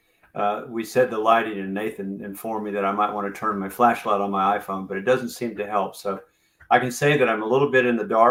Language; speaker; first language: English; native; English